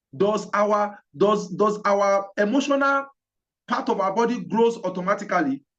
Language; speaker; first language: English; non-native, local second language; Yoruba